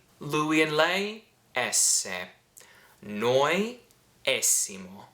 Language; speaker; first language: Italian; non-native, fluent; English